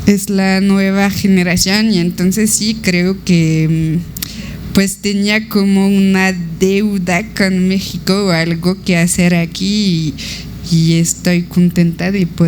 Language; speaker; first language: Spanish; non-native, fluent; French